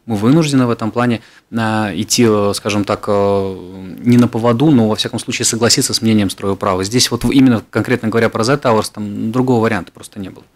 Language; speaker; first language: Russian; native; Russian